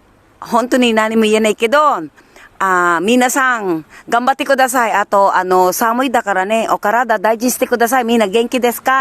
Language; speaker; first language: Japanese; non-native, learner; Filipino